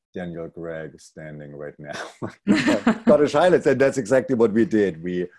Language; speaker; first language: English; non-native, fluent; German